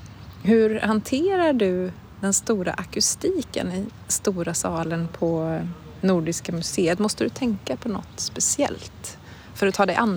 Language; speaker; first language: Swedish; native; Swedish